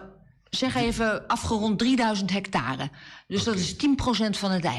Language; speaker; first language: Dutch; native; Dutch